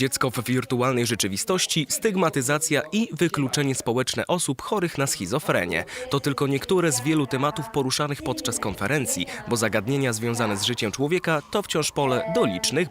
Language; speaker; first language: Polish; native; Polish